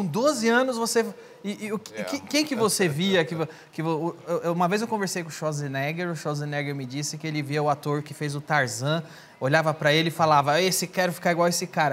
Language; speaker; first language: Portuguese; native; Portuguese